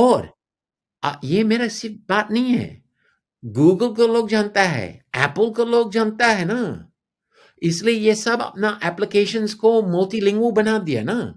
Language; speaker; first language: Hindi; non-native, fluent; English